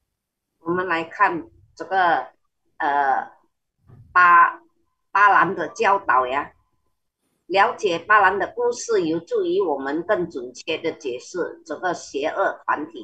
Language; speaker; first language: Chinese; early bilingual, heritage; Chinese